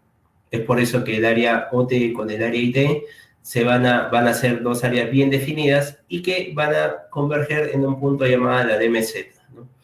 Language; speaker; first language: Spanish; native; Spanish